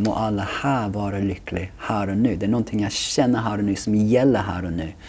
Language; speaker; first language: Swedish; non-native, fluent; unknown